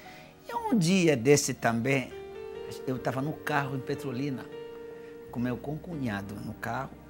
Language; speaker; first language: Portuguese; non-native, fluent; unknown